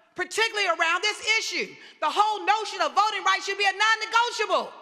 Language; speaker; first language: English; native; English